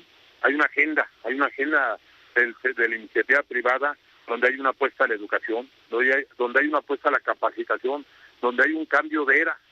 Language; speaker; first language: Spanish; native; Spanish